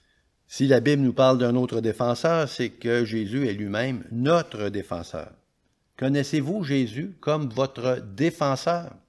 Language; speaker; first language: French; native; French